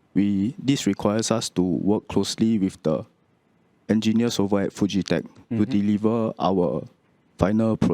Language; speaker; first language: English; non-native, local second language; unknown